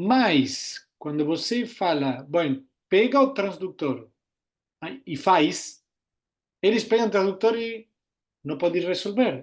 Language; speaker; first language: Portuguese; non-native, learner; Spanish